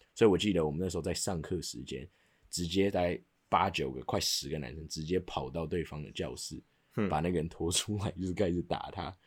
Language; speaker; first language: Chinese; non-native, local second language; English